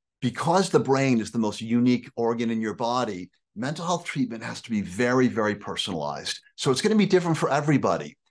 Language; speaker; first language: English; native; English